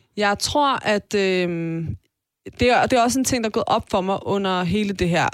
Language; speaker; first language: Danish; early bilingual, other home language; Persian